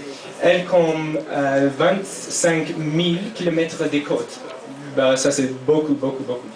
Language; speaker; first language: French; non-native, fluent; English